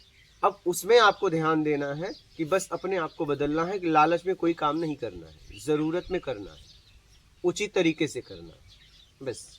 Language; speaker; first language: Hindi; native; Hindi